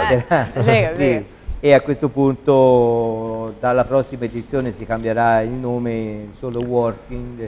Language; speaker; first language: Italian; native; Italian